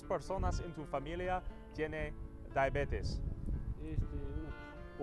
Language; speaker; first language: Spanish; non-native, learner; English